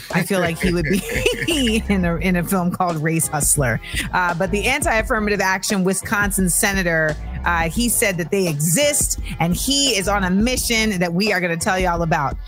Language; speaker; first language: English; native; English